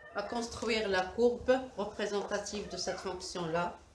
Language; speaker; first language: French; non-native, local second language; Arabic